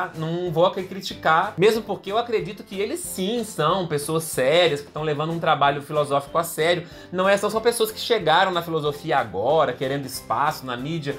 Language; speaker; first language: Portuguese; native; Portuguese